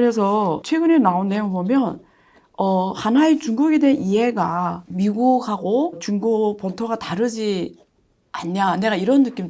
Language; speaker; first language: Korean; native; Korean